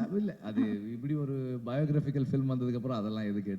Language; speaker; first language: Tamil; native; Tamil